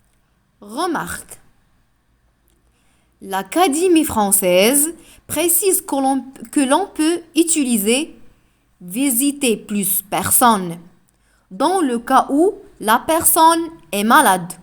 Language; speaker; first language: French; non-native, local second language; Arabic